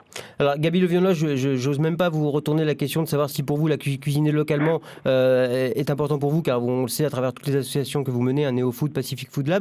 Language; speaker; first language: French; native; French